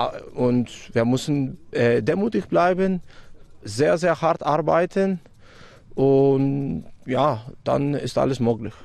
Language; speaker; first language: German; non-native, fluent; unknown